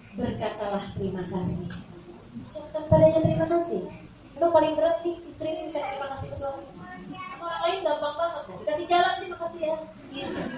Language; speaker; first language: Indonesian; native; Indonesian